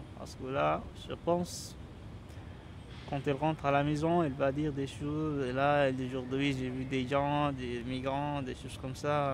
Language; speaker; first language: French; non-native, learner; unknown